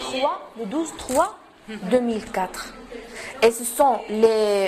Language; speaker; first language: French; non-native, local second language; Arabic